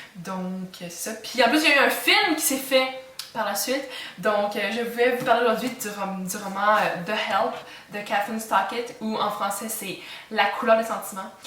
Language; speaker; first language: French; native; French